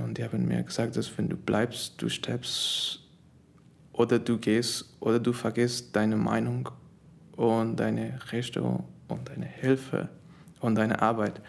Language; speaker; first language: German; non-native, fluent; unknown